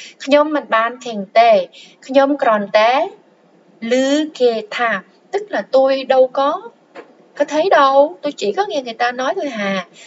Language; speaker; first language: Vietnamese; non-native, local second language; Khmer